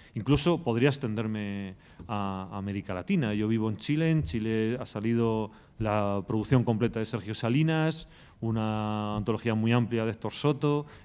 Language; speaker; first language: Spanish; native; Spanish